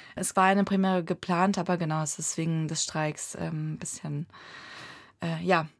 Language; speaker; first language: German; early bilingual, other home language; Russian